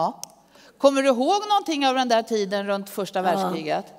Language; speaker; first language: Swedish; native; Swedish